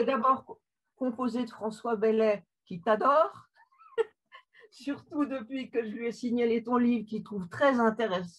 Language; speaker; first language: French; native; French